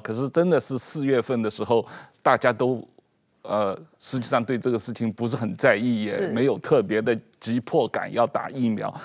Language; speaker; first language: Chinese; native; Chinese